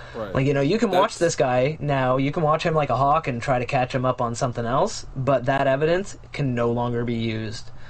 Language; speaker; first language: English; native; English